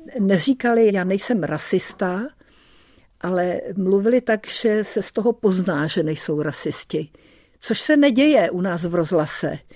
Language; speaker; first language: Czech; early bilingual, heritage; Czech